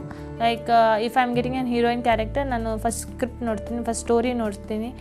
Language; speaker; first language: Kannada; non-native, local second language; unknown